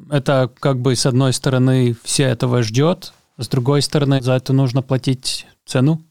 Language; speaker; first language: Russian; non-native, local second language; Latvian